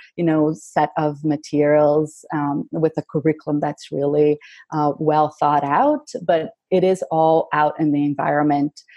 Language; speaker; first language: English; non-native, fluent; Portuguese